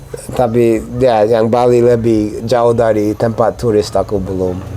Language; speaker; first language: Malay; non-native, fluent; English